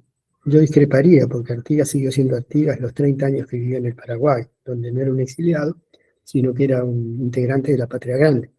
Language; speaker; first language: Spanish; native; Spanish